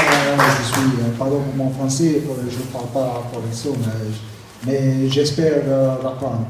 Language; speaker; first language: French; non-native, learner; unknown